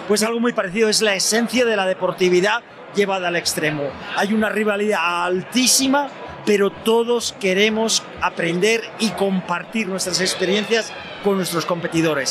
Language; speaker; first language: Spanish; native; Spanish